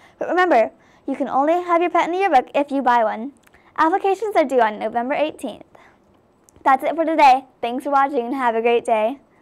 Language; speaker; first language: English; native; English